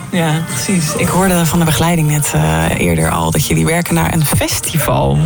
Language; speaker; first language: Dutch; native; Dutch